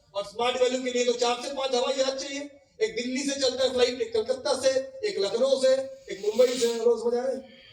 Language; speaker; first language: Hindi; non-native, local second language; Bangla